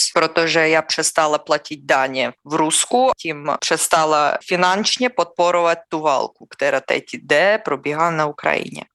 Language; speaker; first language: Czech; non-native, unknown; Russian